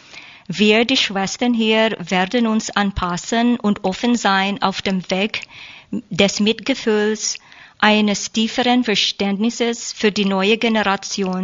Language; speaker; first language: German; non-native, learner; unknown